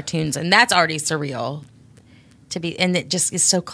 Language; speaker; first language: English; native; English